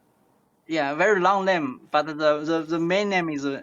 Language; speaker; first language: English; non-native, learner; Chinese